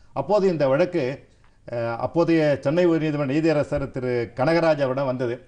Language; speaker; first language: Tamil; non-native, local second language; Telugu